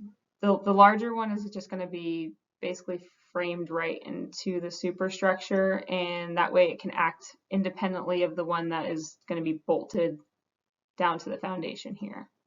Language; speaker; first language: English; native; English